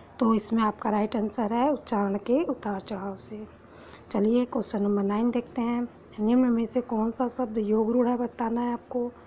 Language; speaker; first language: Hindi; native; Hindi